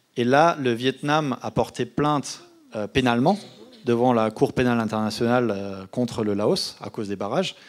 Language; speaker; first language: French; native; French